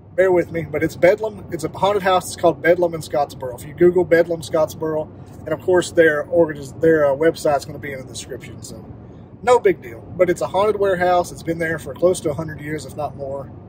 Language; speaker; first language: English; native; English